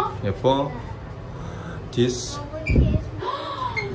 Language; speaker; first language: English; non-native, learner; Korean